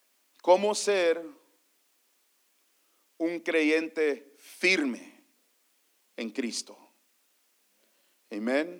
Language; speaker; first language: Spanish; early bilingual, heritage; Spanish